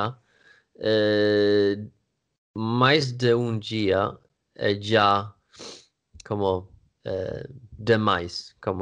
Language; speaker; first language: Portuguese; non-native, learner; Swedish